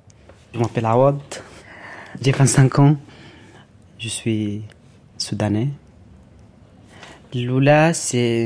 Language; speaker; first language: French; non-native, learner; Arabic